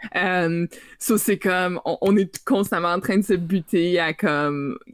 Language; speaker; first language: French; native; French